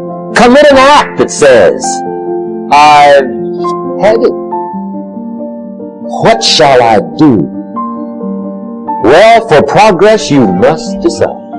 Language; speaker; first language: English; native; English